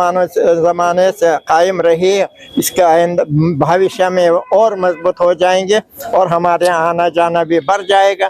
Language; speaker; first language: Hindi; non-native, fluent; Uzbek